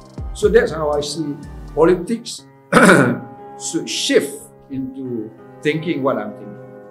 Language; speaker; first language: English; non-native, local second language; Malay